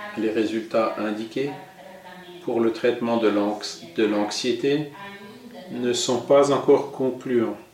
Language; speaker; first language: French; non-native, fluent; Portuguese